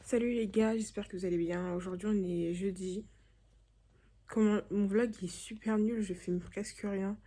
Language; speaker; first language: French; native; French